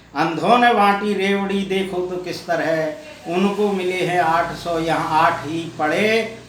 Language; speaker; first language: Hindi; native; Hindi